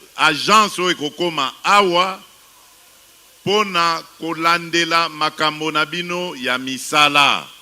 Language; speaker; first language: Lingala; non-native, local second language; Luba-Lulua